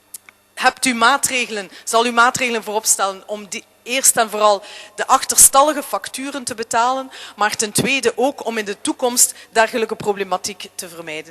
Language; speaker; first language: Dutch; native; Dutch